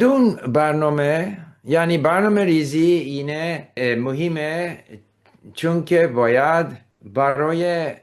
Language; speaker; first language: Persian; non-native, learner; English